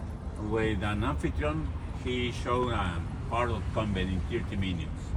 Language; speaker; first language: English; non-native, learner; Spanish